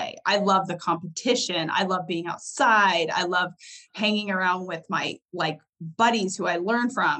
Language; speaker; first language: English; native; English